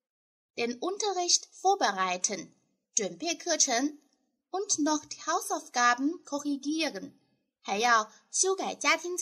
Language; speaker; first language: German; non-native, fluent; Chinese